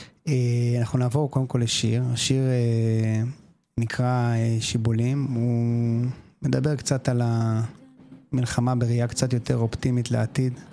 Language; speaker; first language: Hebrew; native; Hebrew